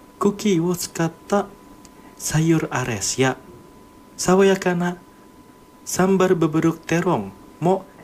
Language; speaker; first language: Japanese; non-native, fluent; Indonesian